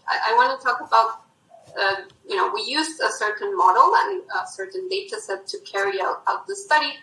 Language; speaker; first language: English; non-native, fluent; Spanish